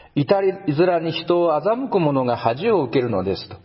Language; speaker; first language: Japanese; native; Japanese